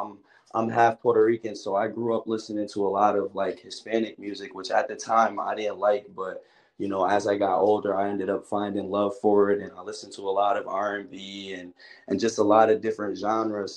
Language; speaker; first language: English; native; English